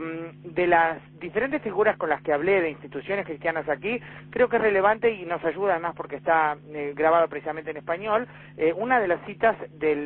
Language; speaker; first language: Spanish; native; Spanish